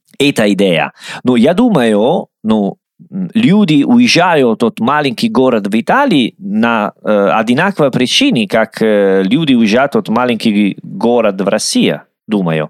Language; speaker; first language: Russian; non-native, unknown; Italian